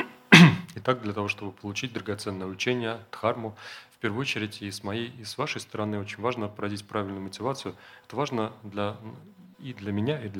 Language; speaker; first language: Russian; native; Russian